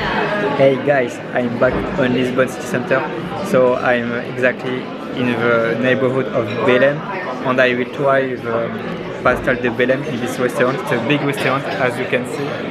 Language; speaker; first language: English; non-native, learner; French